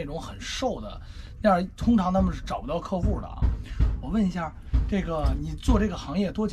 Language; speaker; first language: Chinese; native; Chinese